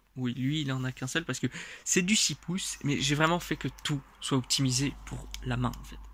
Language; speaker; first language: French; non-native, fluent; Russian